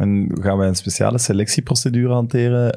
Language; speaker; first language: Dutch; native; Dutch